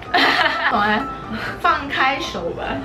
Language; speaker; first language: Chinese; non-native, local second language; English